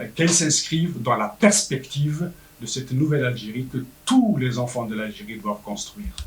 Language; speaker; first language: French; non-native, local second language; Kabyle